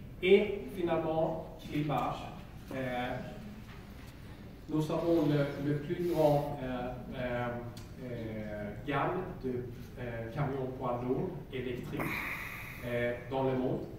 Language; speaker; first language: French; non-native, learner; Swedish